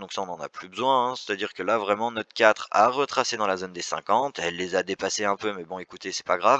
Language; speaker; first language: French; native; French